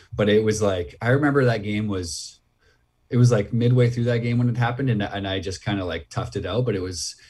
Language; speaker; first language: English; native; English